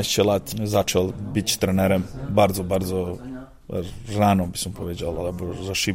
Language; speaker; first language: Polish; non-native, learner; Serbian